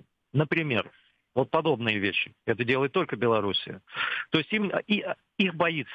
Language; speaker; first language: Russian; native; Russian